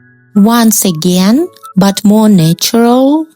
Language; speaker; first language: English; non-native, fluent; Russian